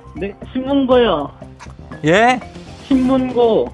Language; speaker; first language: Korean; native; Korean